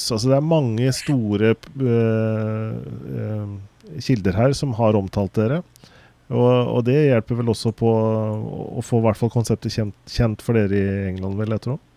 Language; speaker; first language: Norwegian; native; Norwegian